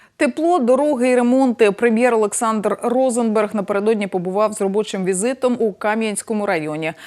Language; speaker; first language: Ukrainian; native; Ukrainian